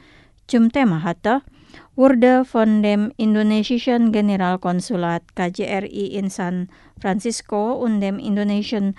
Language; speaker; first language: German; non-native, fluent; Indonesian